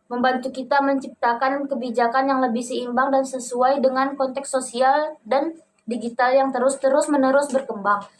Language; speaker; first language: Indonesian; native; Indonesian